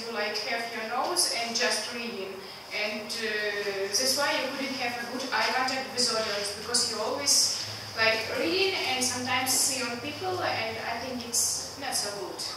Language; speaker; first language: English; non-native, learner; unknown